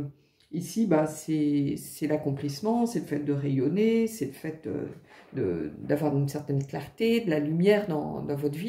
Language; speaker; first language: French; native; French